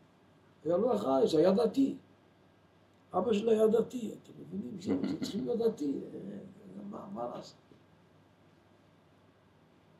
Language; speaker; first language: Hebrew; non-native, fluent; Yiddish